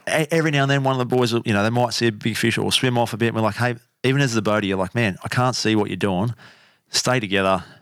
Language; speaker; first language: English; native; English